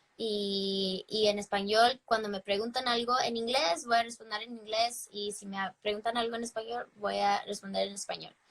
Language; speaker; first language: Spanish; early bilingual, other home language; English